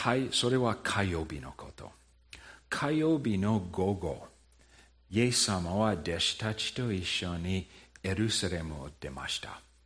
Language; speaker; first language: Japanese; non-native, fluent; English